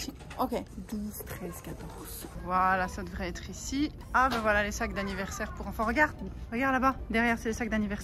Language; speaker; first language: French; native; French